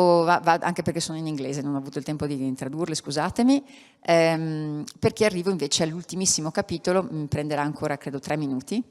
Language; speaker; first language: Italian; native; Italian